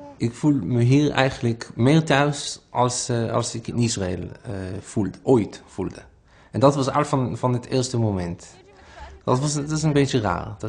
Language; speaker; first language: Dutch; non-native, fluent; Hebrew